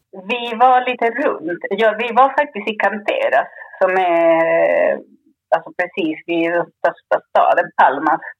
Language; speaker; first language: Swedish; early bilingual, other home language; Spanish